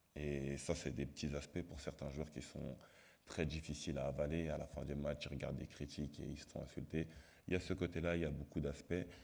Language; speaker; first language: French; native; French